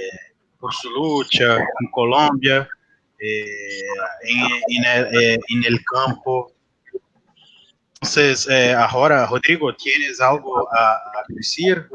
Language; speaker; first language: Spanish; non-native, learner; Portuguese